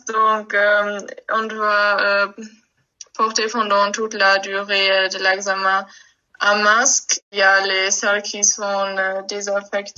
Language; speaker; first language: French; non-native, local second language; Luxembourgish